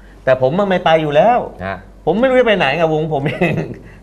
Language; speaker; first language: Thai; native; Thai